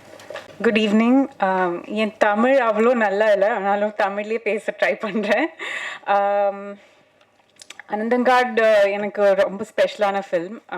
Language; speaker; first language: Tamil; non-native, fluent; Malayalam